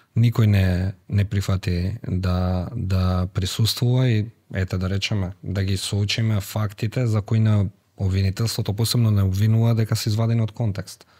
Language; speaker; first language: Macedonian; native; Macedonian